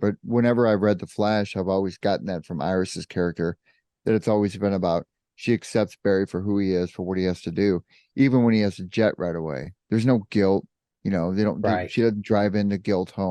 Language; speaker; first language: English; native; English